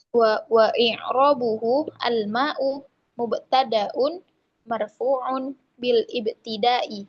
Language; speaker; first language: Arabic; non-native, learner; Indonesian